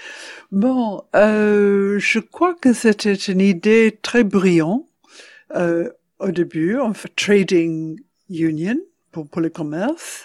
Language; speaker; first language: French; non-native, fluent; English